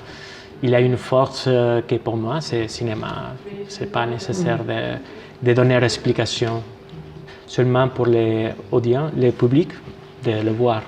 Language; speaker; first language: French; non-native, fluent; Spanish